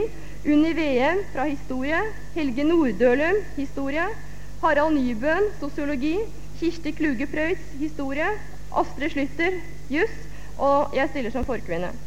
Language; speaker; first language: Norwegian; native; Norwegian